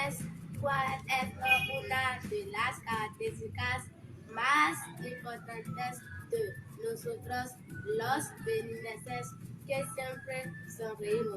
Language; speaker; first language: Spanish; non-native, learner; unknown